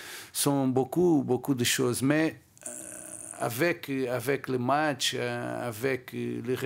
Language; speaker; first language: French; non-native, learner; Portuguese